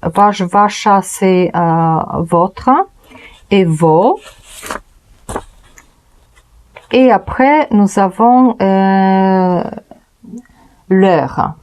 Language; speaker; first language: French; non-native, fluent; Polish